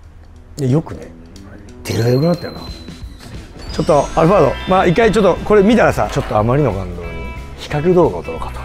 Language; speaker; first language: Japanese; native; Japanese